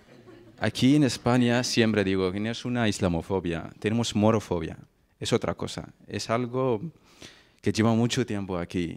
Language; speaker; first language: Spanish; non-native, fluent; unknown